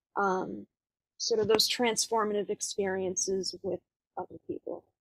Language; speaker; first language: English; native; English